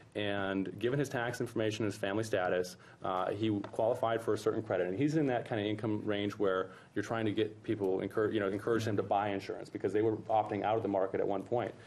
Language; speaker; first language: English; native; English